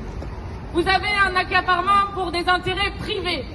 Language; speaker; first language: French; native; French